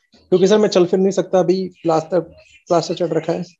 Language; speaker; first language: Hindi; native; Hindi